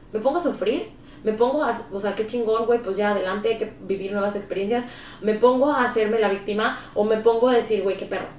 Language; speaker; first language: Spanish; early bilingual, heritage; Spanish